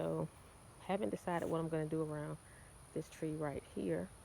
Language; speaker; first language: English; native; English